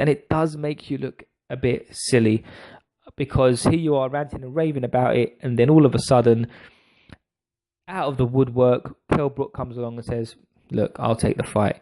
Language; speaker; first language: English; native; English